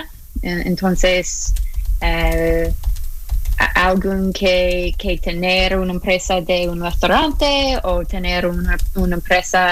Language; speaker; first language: Spanish; non-native, learner; English